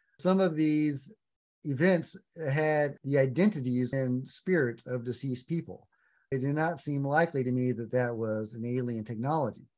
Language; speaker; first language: English; native; English